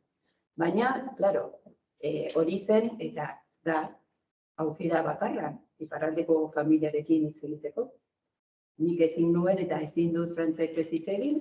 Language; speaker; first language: Basque; non-native, fluent; Spanish